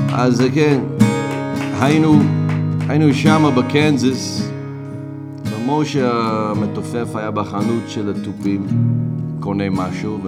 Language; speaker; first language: Hebrew; non-native, fluent; English